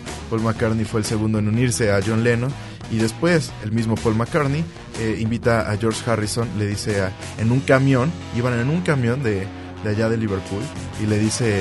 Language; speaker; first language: Spanish; native; Spanish